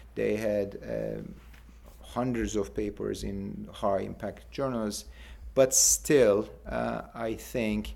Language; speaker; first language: English; non-native, fluent; Turkish